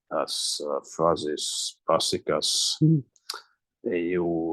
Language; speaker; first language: Portuguese; non-native, learner; English